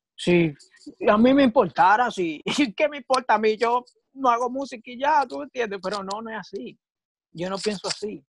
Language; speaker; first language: Spanish; native; Spanish